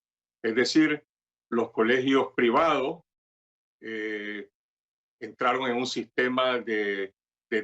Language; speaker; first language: Spanish; native; Spanish